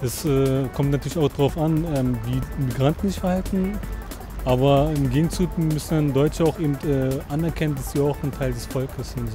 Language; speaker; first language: German; early bilingual, other home language; Turkish